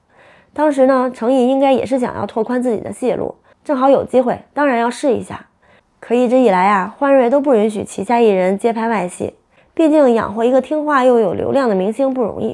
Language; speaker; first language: Chinese; native; Chinese